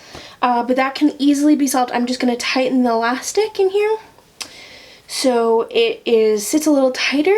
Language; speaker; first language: English; native; English